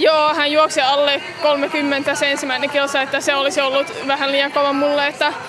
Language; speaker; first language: Finnish; non-native, fluent; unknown